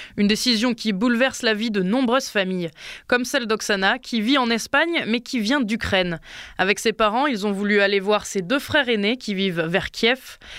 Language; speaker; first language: French; native; French